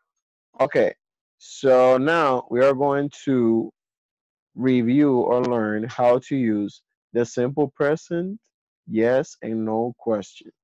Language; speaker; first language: English; non-native, fluent; Spanish